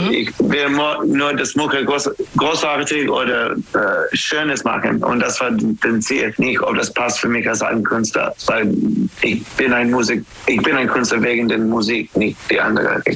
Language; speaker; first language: German; non-native, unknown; English